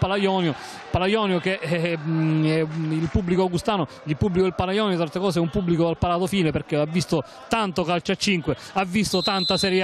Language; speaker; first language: Italian; native; Italian